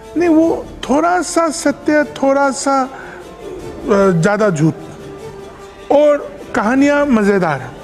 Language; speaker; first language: Hindi; non-native, local second language; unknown